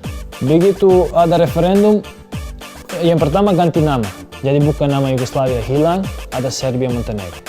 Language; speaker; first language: Indonesian; non-native, fluent; Serbian